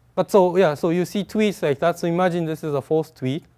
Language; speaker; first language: English; non-native, fluent; Japanese